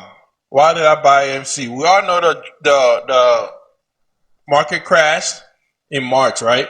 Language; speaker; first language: English; native; English